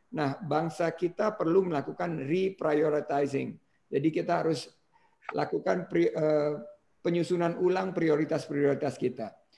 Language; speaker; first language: Indonesian; native; Indonesian